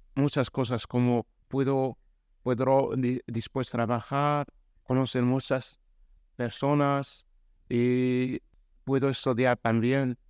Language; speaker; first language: Spanish; non-native, learner; Arabic